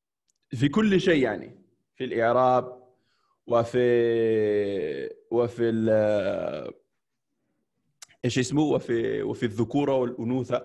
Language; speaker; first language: Arabic; non-native, fluent; English